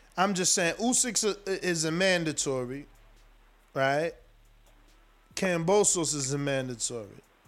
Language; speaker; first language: English; native; English